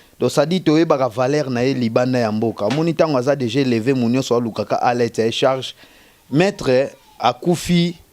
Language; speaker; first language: Lingala; native; Lingala